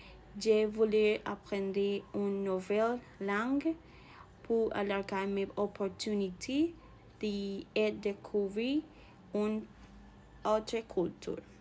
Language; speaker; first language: French; non-native, learner; Spanish